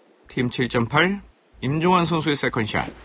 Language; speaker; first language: Korean; native; Korean